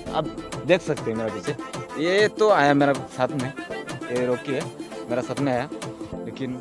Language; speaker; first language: Hindi; non-native, local second language; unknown